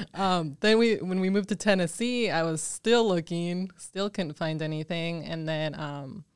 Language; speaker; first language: English; early bilingual, other home language; Spanish